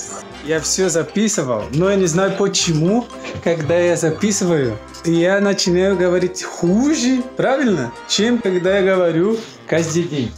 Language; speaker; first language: Russian; non-native, learner; Portuguese